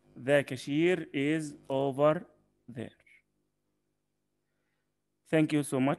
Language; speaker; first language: English; non-native, fluent; Arabic